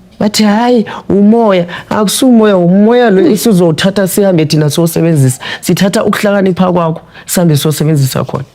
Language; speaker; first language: Zulu; non-native, local second language; Tsonga